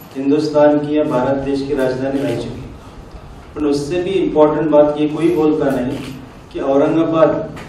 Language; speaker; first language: Hindi; non-native, local second language; Marathi